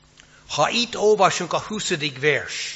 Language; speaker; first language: Hungarian; non-native, fluent; English